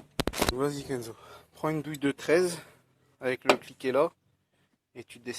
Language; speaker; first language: French; native; French